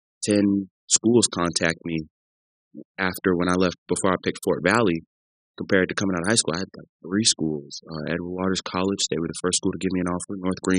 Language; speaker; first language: English; native; English